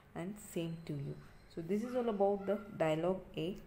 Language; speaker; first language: English; non-native, local second language; Tamil